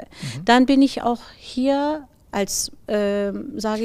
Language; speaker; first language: German; non-native, fluent; Persian